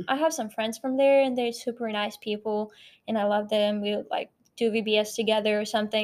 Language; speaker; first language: English; non-native, fluent; Ukrainian